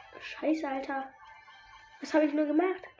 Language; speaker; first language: German; native; German